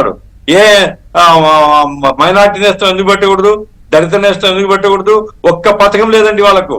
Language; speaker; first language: Telugu; native; Telugu